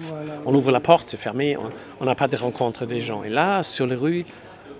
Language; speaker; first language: French; non-native, local second language; Luxembourgish